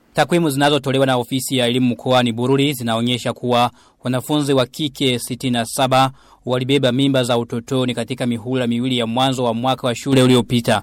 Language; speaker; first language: Swahili; non-native, local second language; Rundi